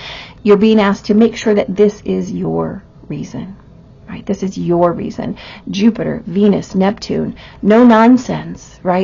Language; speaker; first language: English; native; English